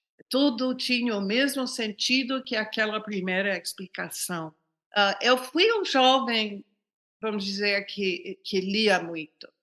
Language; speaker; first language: Portuguese; non-native, fluent; English